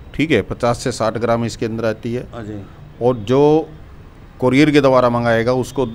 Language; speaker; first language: Hindi; native; Hindi